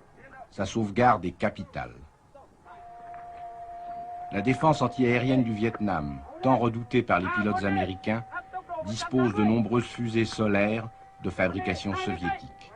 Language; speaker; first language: French; native; French